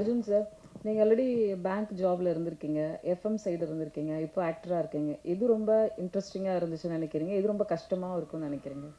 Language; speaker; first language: Tamil; native; Tamil